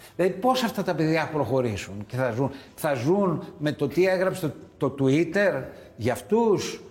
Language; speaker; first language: Greek; native; Greek